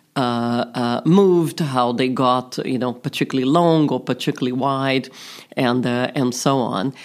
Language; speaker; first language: English; non-native, fluent; Portuguese